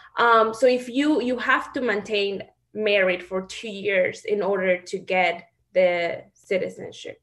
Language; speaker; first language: English; non-native, fluent; Spanish